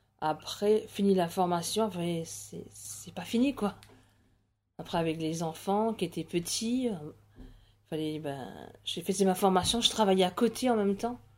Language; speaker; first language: French; non-native, local second language; Morisyen